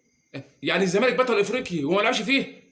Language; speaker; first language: Arabic; native; Arabic